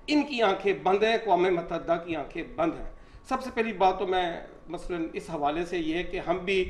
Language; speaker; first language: Urdu; native; Urdu